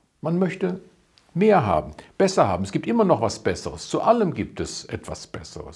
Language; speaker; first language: German; native; German